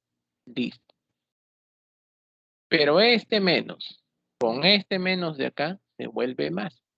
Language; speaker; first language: Spanish; native; Spanish